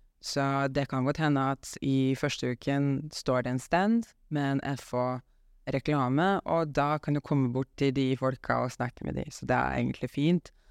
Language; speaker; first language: Norwegian; non-native, fluent; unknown